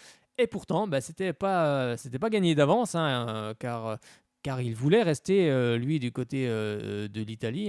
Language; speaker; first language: French; native; French